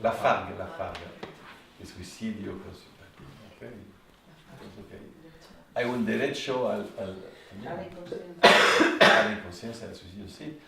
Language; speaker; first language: Spanish; non-native, fluent; French